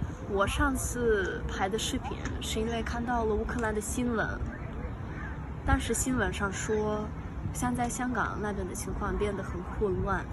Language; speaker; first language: Chinese; non-native, fluent; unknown